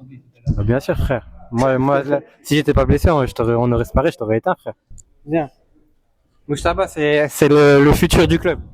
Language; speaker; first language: French; native; French